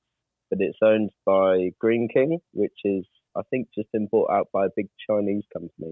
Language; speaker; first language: English; native; English